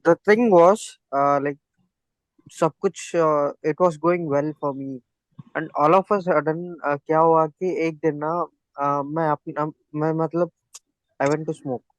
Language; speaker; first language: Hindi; non-native, local second language; Kannada